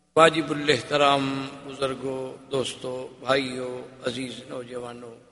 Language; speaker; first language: Urdu; native; Urdu